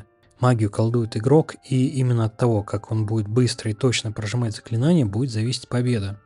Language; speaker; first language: Russian; native; Russian